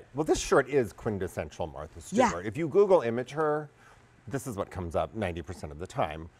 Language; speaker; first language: English; native; English